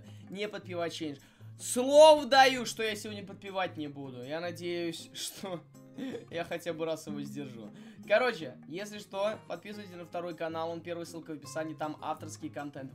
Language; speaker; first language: Russian; native; Russian